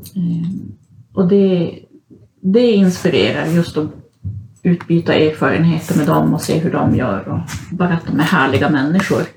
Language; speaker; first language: Swedish; early bilingual, other home language; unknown